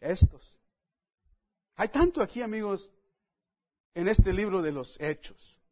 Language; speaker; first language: Spanish; non-native, fluent; English